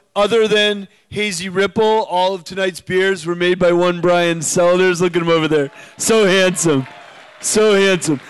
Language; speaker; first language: English; native; English